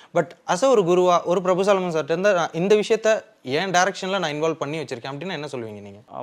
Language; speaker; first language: Tamil; native; Tamil